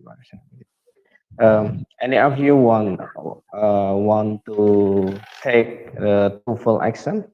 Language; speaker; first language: English; non-native, learner; Indonesian